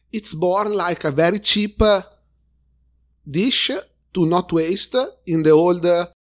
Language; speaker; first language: English; non-native, fluent; Italian